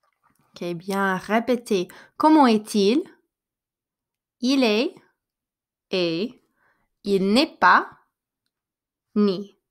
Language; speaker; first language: French; non-native, fluent; English